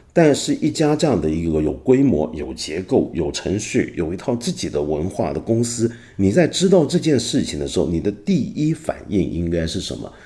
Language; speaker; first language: Chinese; non-native, local second language; Cantonese